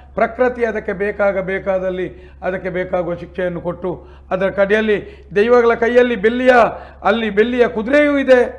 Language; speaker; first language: Kannada; non-native, local second language; Tulu